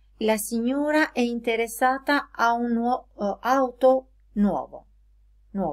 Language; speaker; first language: Italian; non-native, fluent; Albanian